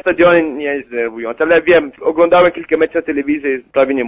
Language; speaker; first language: Polish; non-native, learner; Italian